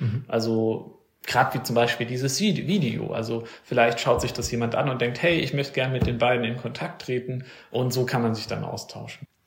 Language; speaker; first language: German; native; German